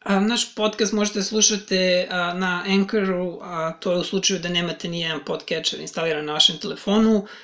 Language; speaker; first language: Serbian; native; Serbian